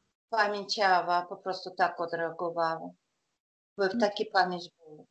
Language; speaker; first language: Polish; non-native, fluent; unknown